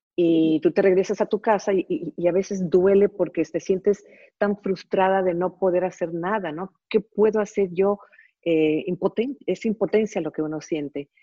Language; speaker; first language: Spanish; early bilingual, heritage; Spanish